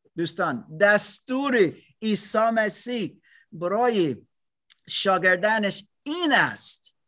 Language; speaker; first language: Persian; non-native, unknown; English